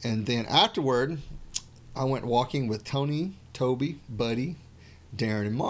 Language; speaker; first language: English; native; English